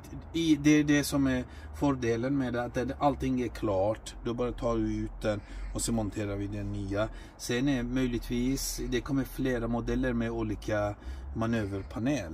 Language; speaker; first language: Swedish; non-native, fluent; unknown